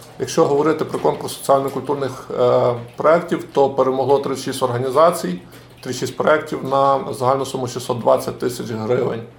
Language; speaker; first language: Ukrainian; native; Ukrainian